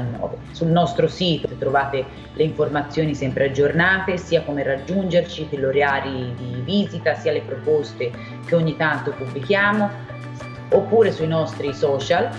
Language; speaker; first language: Italian; native; Italian